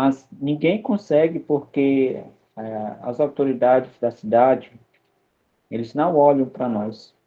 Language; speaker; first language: Portuguese; non-native, local second language; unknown